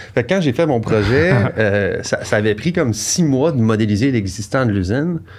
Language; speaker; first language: French; native; French